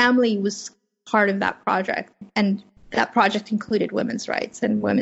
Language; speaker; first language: English; early bilingual, other home language; Persian